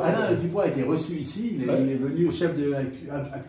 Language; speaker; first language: French; native; French